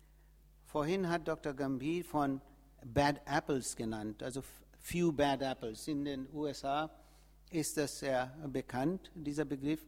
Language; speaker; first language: German; non-native, fluent; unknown